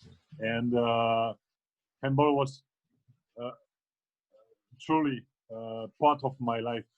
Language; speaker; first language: English; non-native, fluent; French